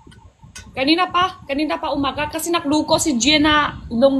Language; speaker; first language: Filipino; non-native, learner; Chinese